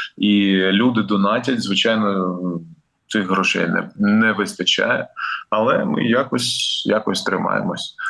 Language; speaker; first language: Ukrainian; non-native, local second language; Russian